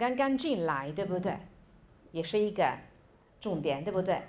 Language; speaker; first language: Chinese; non-native, fluent; Italian